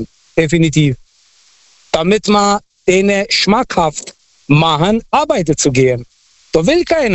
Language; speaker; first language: German; non-native, fluent; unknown